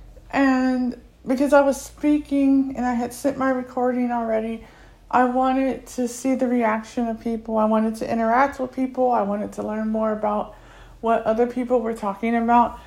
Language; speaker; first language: English; native; English